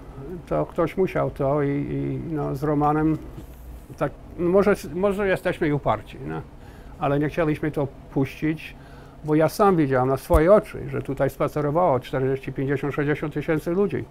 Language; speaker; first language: Polish; early bilingual, heritage; Polish